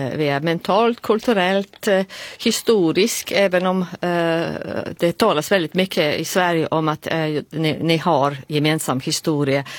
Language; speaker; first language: Swedish; non-native, fluent; Latvian